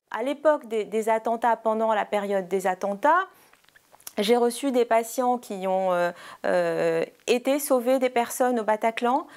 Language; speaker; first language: French; non-native, local second language; Arabic